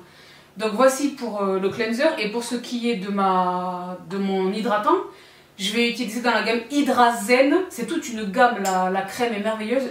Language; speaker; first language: French; native; French